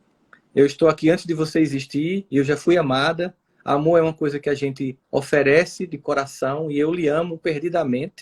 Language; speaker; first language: Portuguese; native; Portuguese